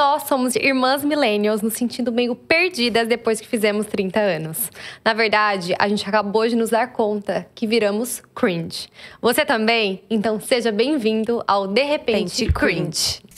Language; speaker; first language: Portuguese; native; Portuguese